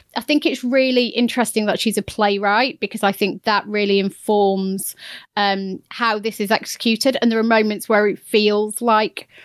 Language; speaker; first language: English; native; English